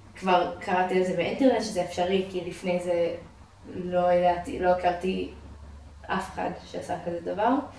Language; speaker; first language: Hebrew; non-native, fluent; English